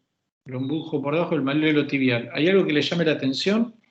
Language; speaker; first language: Spanish; native; Spanish